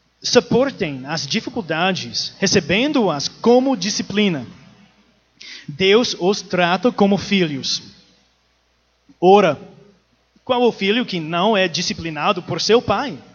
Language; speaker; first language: Portuguese; non-native, learner; English